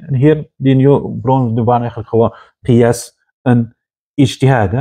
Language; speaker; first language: Dutch; non-native, fluent; Arabic